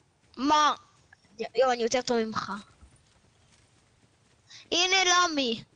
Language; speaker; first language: Hebrew; native; Hebrew